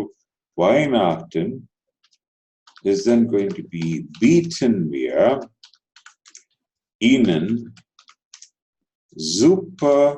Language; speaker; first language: German; non-native, fluent; Telugu